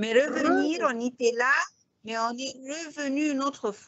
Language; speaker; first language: French; non-native, fluent; Arabic